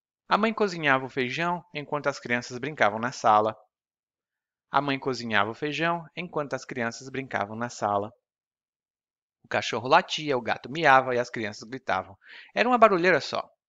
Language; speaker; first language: Portuguese; native; Portuguese